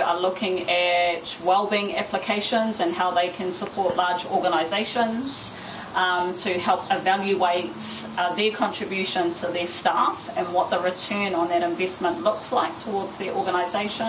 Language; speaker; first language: English; native; English